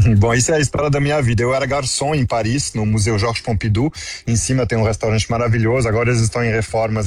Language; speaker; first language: Portuguese; non-native, fluent; French